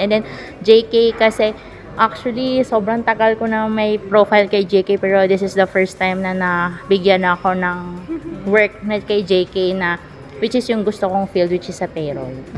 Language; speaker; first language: Filipino; native; Filipino